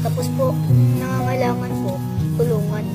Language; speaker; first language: Filipino; native; Filipino